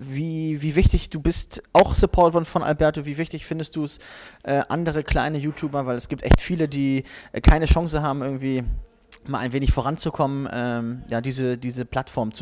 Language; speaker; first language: German; native; German